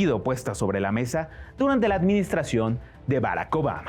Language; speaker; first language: Spanish; native; Spanish